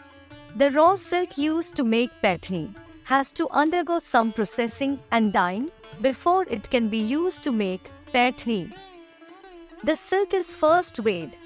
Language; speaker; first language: English; non-native, local second language; Marathi